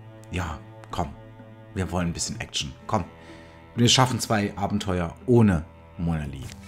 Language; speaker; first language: German; native; German